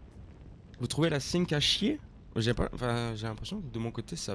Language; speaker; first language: French; native; French